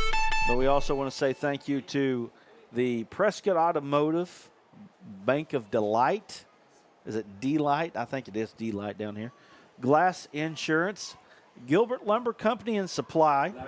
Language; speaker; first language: English; native; English